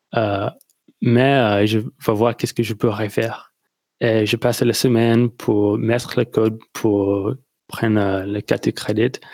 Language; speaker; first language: French; non-native, learner; English